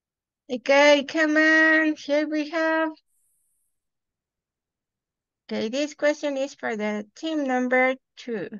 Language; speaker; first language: English; non-native, fluent; Spanish